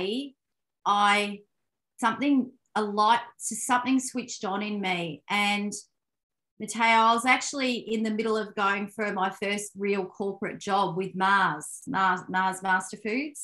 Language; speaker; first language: English; native; English